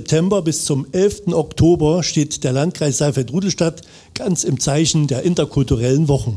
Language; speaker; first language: German; native; German